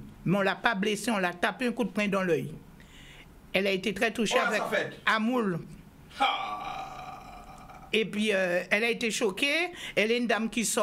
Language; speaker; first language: French; non-native, local second language; Guadeloupean Creole French